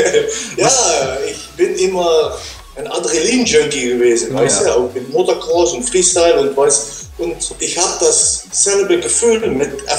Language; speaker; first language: German; non-native, learner; Dutch